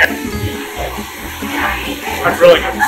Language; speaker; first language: English; native; English